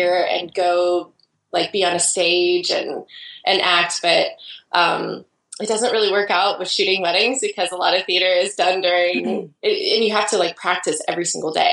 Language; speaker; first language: English; native; English